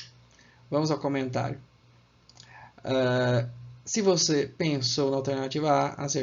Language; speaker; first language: Portuguese; native; Portuguese